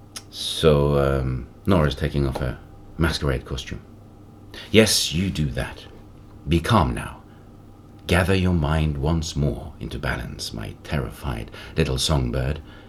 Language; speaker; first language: English; non-native, fluent; Norwegian